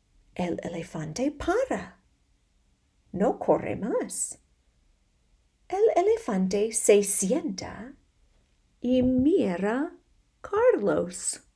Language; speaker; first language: Spanish; non-native, fluent; English